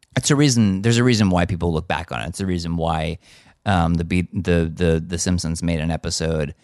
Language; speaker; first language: English; native; English